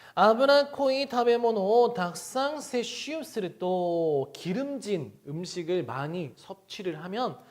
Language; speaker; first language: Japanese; non-native, fluent; Korean